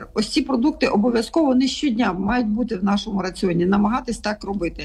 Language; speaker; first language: Ukrainian; native; Ukrainian